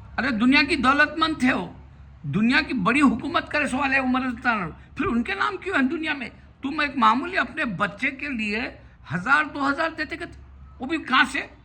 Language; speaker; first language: Urdu; native; Urdu